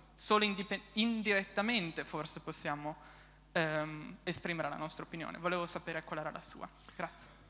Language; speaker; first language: Italian; native; Italian